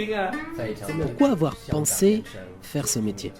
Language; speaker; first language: French; native; French